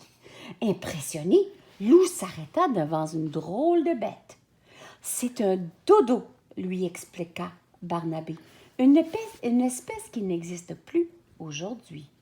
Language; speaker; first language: French; native; French